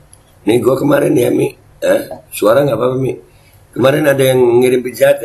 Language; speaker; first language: Indonesian; native; Indonesian